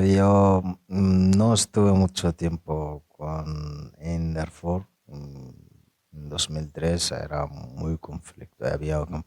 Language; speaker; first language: Spanish; non-native, fluent; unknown